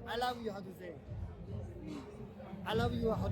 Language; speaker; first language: English; non-native, learner; Chinese